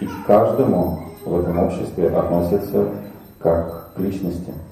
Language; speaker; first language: Russian; native; Russian